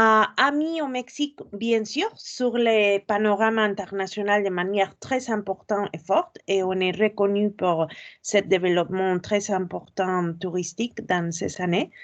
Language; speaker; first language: French; non-native, fluent; Spanish